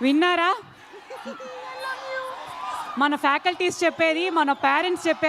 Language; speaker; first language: Telugu; native; Telugu